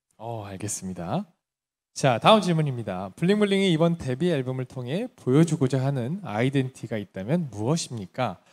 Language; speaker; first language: Korean; native; Korean